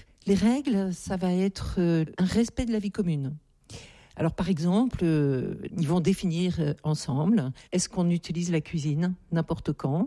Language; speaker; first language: French; native; French